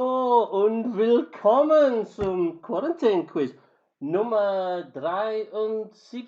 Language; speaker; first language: German; non-native, fluent; English